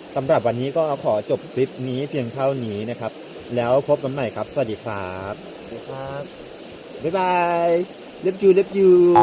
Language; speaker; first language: Thai; non-native, local second language; S'gaw Karen